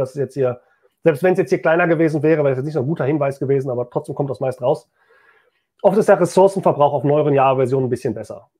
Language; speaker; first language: German; native; German